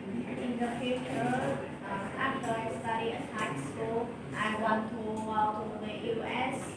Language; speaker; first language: English; non-native, learner; Vietnamese